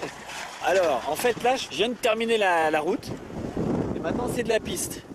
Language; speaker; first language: French; native; French